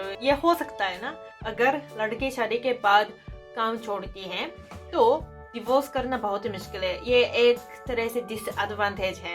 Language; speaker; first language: Hindi; non-native, fluent; Japanese